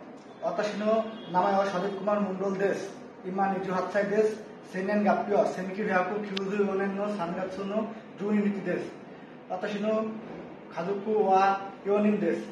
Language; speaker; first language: Japanese; non-native, learner; Bangla